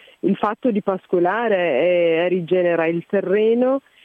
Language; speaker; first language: Italian; non-native, fluent; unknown